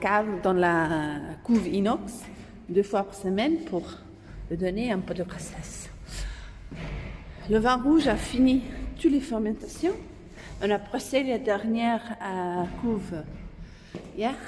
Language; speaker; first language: French; non-native, learner; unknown